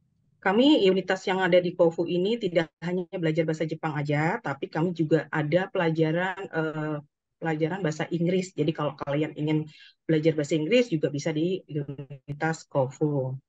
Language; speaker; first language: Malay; non-native, fluent; Japanese